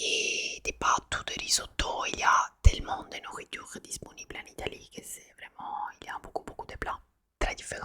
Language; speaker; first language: French; non-native, fluent; Italian